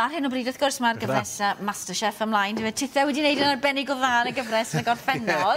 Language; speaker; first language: Welsh; native; Welsh